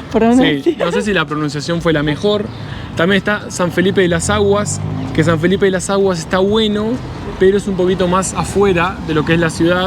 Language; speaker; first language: Spanish; native; Spanish